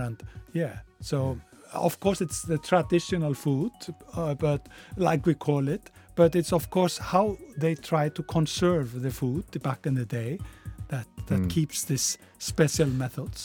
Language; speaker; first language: English; non-native, fluent; Icelandic